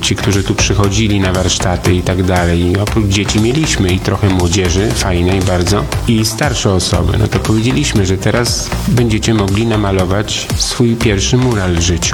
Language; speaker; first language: Polish; native; Polish